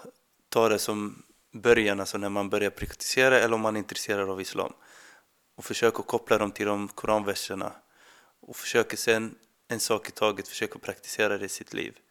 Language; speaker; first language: Swedish; non-native, fluent; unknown